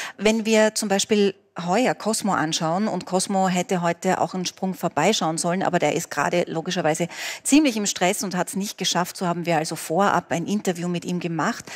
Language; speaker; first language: German; native; German